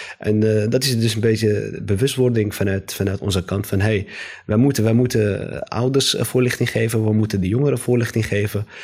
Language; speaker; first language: Dutch; native; Dutch